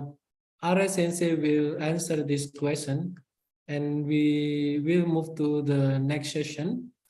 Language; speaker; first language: English; non-native, fluent; Indonesian